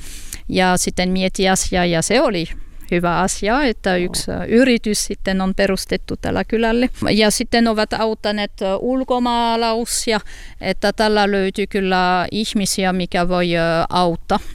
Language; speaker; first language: Finnish; non-native, learner; French